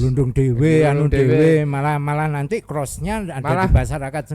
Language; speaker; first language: Indonesian; non-native, local second language; Javanese